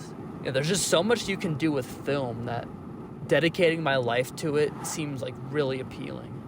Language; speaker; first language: English; native; English